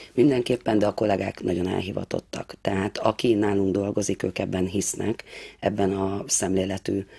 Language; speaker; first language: Hungarian; native; Hungarian